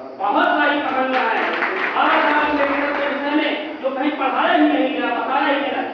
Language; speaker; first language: Hindi; native; Hindi